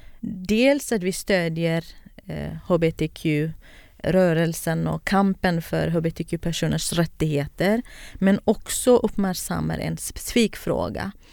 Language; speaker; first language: Swedish; non-native, fluent; Kurdish